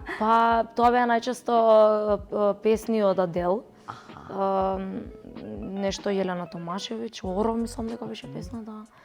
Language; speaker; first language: Macedonian; native; Macedonian